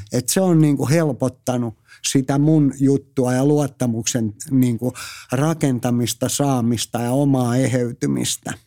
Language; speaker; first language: Finnish; native; Finnish